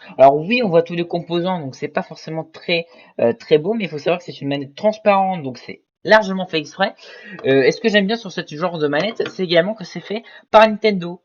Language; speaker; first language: French; native; French